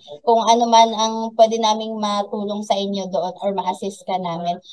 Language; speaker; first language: Filipino; native; Filipino